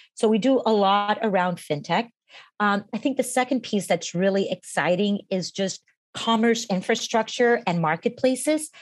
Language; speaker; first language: English; non-native, fluent; Spanish